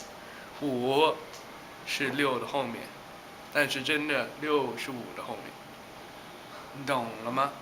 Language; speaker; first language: Chinese; non-native, learner; English